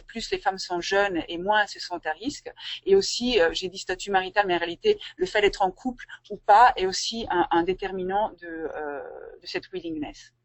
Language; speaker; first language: French; native; French